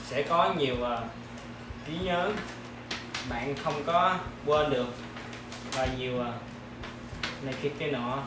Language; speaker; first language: Vietnamese; early bilingual, other home language; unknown